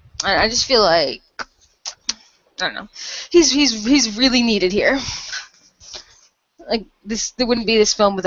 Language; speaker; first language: English; native; English